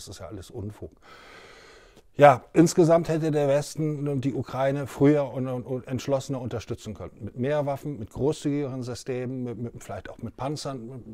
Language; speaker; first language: German; native; German